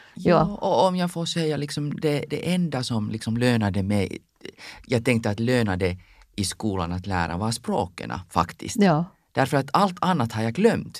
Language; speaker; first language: Swedish; non-native, local second language; Finnish